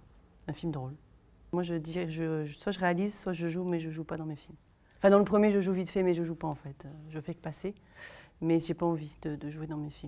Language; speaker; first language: French; native; French